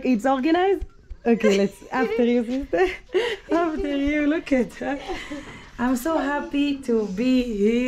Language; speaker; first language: English; non-native, learner; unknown